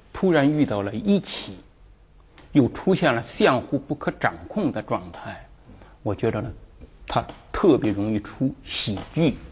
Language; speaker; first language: Chinese; native; Chinese